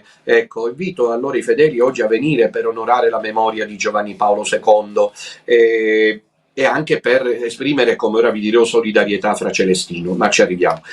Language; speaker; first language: Italian; native; Italian